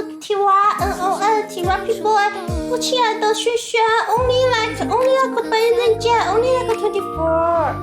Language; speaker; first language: English; non-native, learner; Chinese